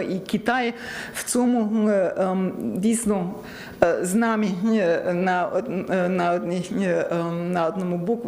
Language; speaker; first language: Ukrainian; non-native, learner; German